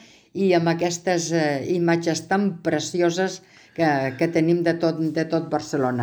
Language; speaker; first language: Catalan; native; Catalan